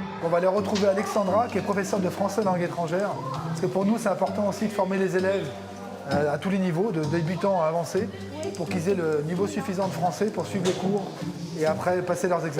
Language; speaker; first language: French; native; French